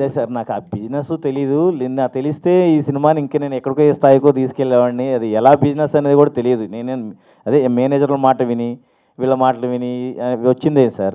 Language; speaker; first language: Telugu; native; Telugu